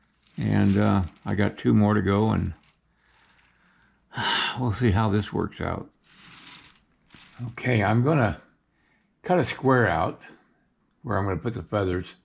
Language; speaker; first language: English; native; English